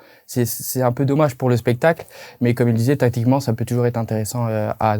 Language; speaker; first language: French; native; French